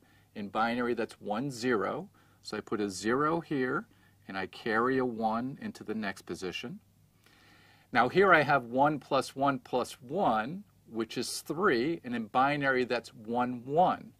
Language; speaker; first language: English; native; English